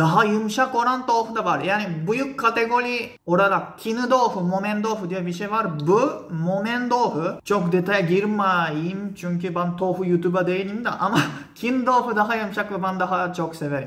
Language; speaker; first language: Turkish; non-native, fluent; Japanese